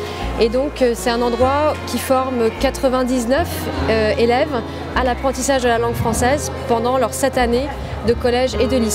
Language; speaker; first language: French; native; French